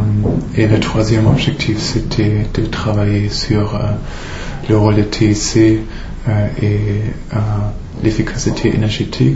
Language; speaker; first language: French; non-native, fluent; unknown